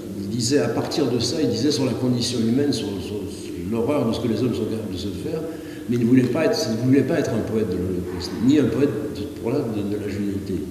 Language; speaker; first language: French; native; French